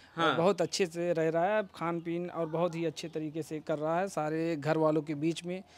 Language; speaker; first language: Hindi; native; Hindi